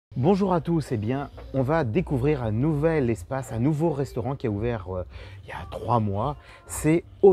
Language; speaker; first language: French; native; French